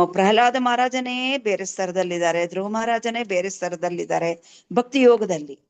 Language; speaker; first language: Kannada; native; Kannada